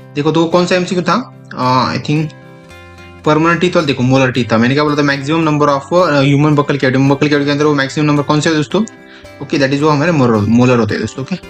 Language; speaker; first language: Hindi; non-native, local second language; Marathi